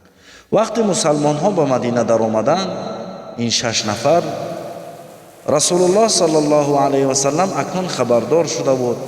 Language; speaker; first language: Persian; native; Persian